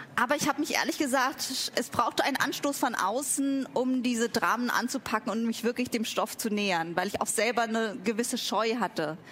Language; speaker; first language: German; early bilingual, other home language; Vietnamese